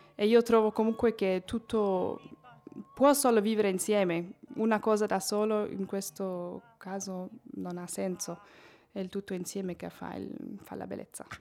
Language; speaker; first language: Italian; native; Italian